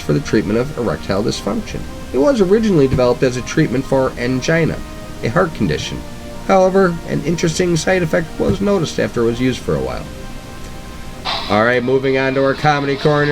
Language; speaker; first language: English; native; English